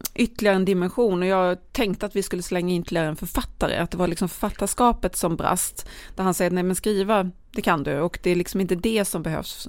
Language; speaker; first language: Swedish; native; Swedish